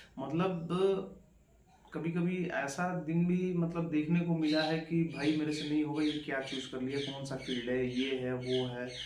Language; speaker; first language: Hindi; native; Hindi